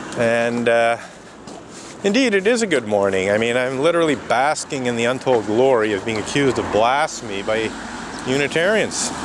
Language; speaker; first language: English; native; English